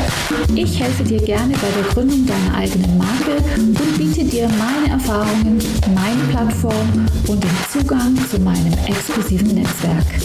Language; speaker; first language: German; native; German